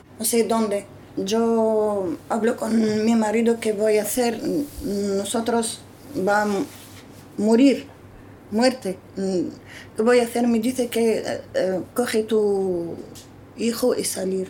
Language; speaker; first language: Spanish; non-native, learner; Arabic